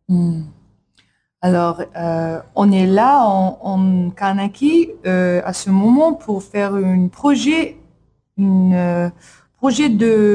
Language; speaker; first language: French; non-native, learner; English